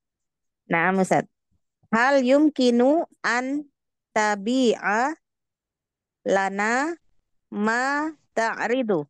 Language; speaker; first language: Arabic; non-native, learner; Indonesian